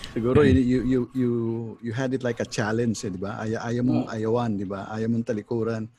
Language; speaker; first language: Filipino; native; Filipino